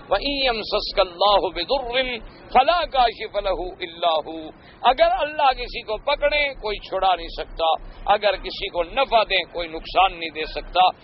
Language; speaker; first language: Urdu; native; Urdu